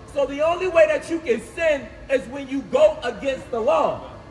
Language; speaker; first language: English; native; English